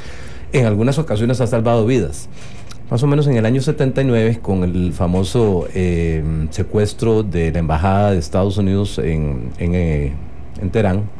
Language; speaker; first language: Spanish; native; Spanish